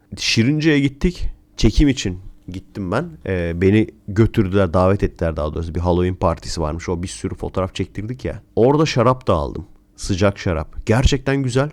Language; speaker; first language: Turkish; native; Turkish